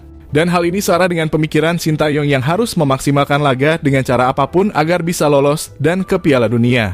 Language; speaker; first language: Indonesian; native; Indonesian